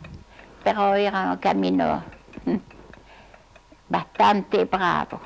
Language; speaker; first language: Spanish; non-native, fluent; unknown